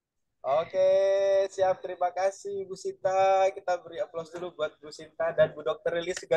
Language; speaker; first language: Indonesian; native; Indonesian